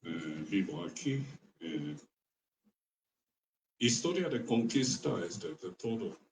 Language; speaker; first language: Spanish; non-native, learner; Japanese